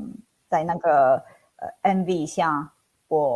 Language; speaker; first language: Chinese; non-native, fluent; Italian